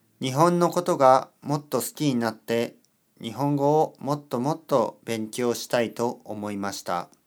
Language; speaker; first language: Japanese; non-native, learner; Swedish